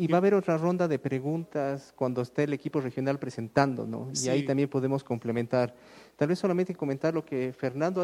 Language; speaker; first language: Spanish; native; Spanish